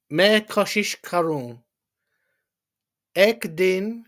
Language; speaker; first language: Hindi; non-native, learner; English